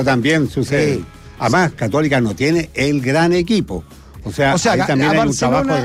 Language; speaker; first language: Spanish; native; Spanish